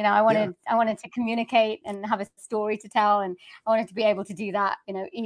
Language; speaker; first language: English; native; English